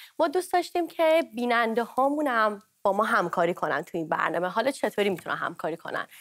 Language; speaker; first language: Persian; native; Persian